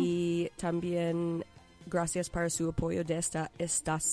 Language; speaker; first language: Spanish; non-native, fluent; English